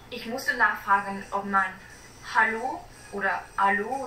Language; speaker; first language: German; non-native, fluent; French